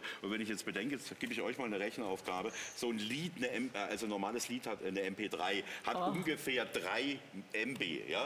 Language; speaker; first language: German; native; German